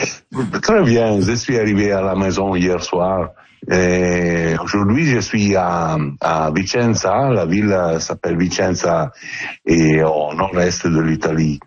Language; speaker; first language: French; non-native, learner; Italian